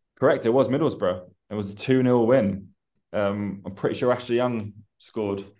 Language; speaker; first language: English; early bilingual, other home language; Persian